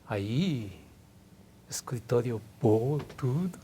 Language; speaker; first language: Portuguese; non-native, learner; Japanese